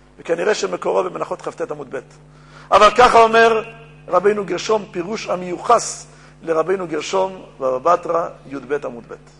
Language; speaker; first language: Hebrew; native; Hebrew